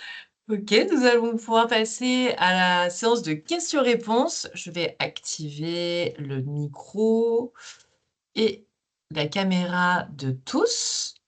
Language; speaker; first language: French; native; French